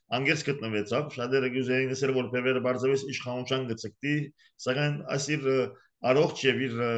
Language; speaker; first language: Armenian; early bilingual, heritage; Armenian